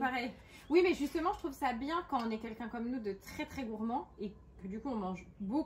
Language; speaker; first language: French; native; French